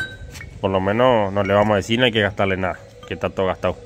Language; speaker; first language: Spanish; native; Spanish